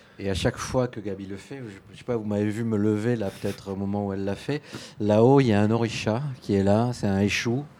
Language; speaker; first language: French; native; French